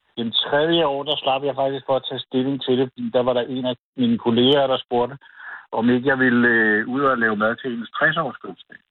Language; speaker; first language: Danish; native; Danish